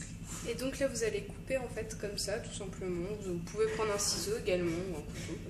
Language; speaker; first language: French; native; French